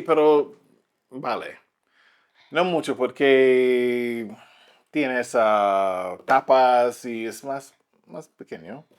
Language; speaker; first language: Spanish; non-native, learner; English